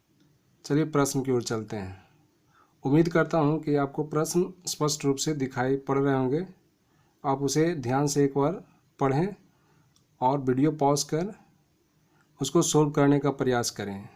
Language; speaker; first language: Hindi; native; Hindi